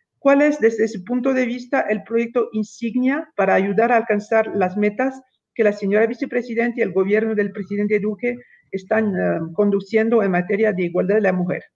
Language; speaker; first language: Spanish; non-native, fluent; French